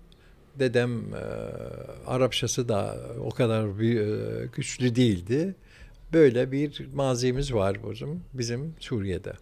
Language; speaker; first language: Turkish; early bilingual, heritage; Turkish